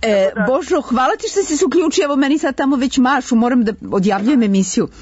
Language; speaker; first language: Serbian; native; Serbian